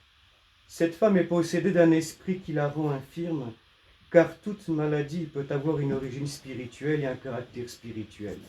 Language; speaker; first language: French; native; French